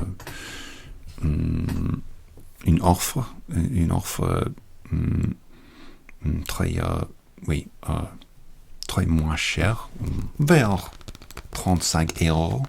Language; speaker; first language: French; non-native, learner; English